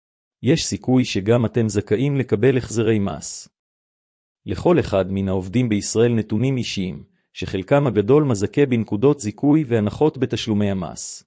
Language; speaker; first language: Hebrew; native; Hebrew